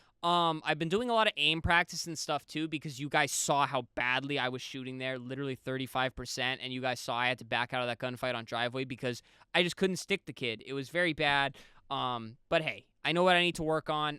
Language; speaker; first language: English; native; English